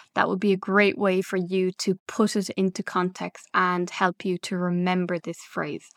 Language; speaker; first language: English; native; English